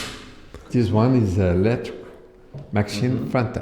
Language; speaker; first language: English; non-native, learner; Portuguese